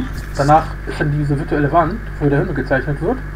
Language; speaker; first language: German; native; German